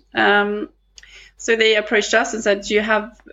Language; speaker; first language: English; non-native, fluent; Norwegian